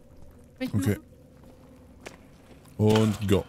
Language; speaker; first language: German; native; German